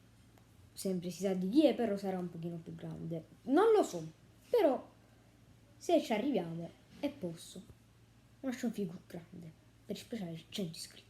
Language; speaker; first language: Italian; native; Italian